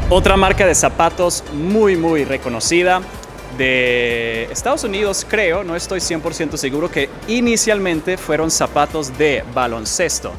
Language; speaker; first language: Spanish; non-native, fluent; English